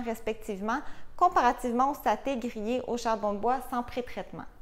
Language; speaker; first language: French; native; French